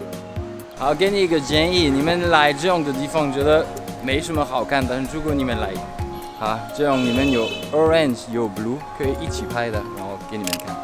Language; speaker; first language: Chinese; non-native, fluent; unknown